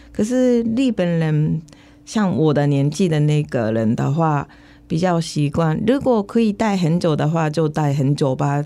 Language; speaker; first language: Chinese; non-native, fluent; Japanese